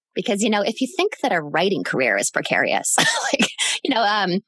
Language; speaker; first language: English; native; English